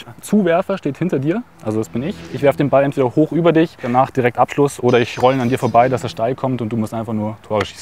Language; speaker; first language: German; native; German